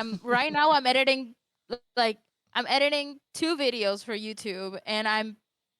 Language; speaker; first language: English; native; English